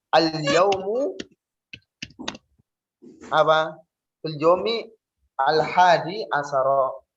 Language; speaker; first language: Arabic; non-native, fluent; Indonesian